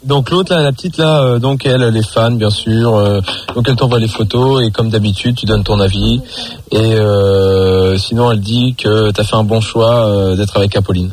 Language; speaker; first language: French; native; French